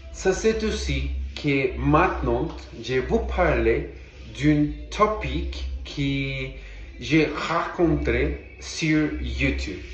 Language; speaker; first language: French; non-native, learner; Portuguese